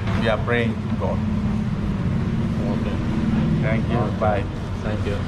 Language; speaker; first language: English; non-native, learner; Tamil